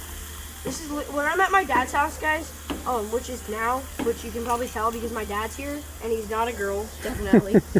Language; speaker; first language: English; native; English